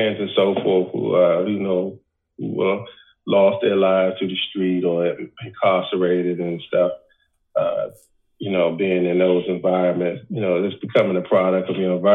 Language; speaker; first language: English; native; English